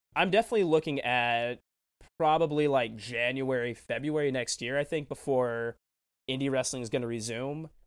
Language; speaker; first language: English; native; English